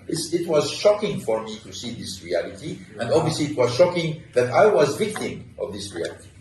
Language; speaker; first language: English; non-native, fluent; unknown